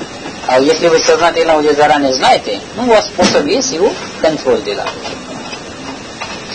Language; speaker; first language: Russian; non-native, learner; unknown